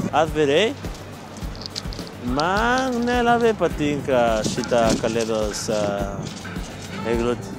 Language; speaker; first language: Lithuanian; non-native, learner; Spanish